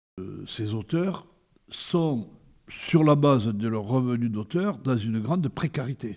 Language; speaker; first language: French; native; French